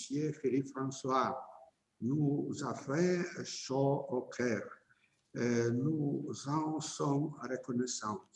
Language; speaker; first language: French; non-native, fluent; Ukrainian